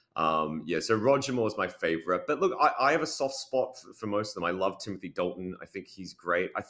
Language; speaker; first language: English; native; English